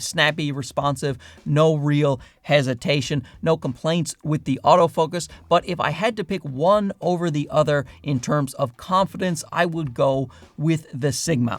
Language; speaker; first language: English; native; English